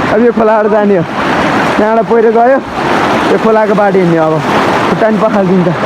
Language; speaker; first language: Nepali; native; Nepali